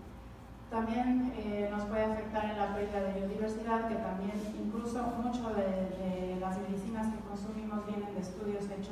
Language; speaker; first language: Spanish; native; Spanish